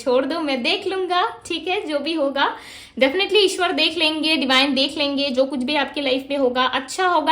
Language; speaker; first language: Hindi; native; Hindi